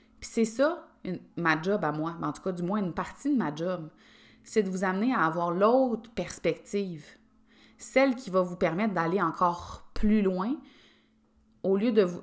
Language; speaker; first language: French; native; French